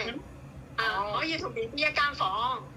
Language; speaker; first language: Chinese; non-native, learner; Indonesian